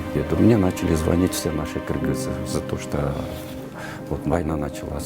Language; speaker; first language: Russian; non-native, local second language; Kyrgyz